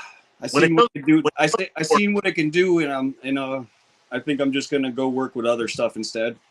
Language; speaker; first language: English; native; English